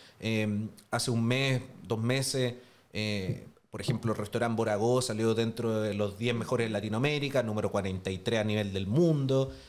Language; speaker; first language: Spanish; native; Spanish